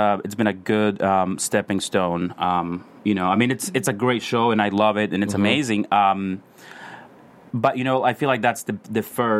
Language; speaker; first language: English; non-native, fluent; Spanish